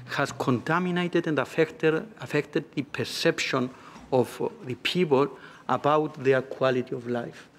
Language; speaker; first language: English; non-native, fluent; Greek